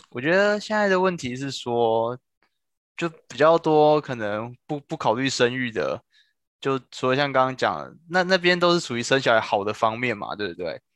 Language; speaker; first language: Chinese; native; Chinese